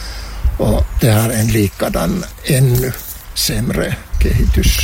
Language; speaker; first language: Swedish; non-native, local second language; Finnish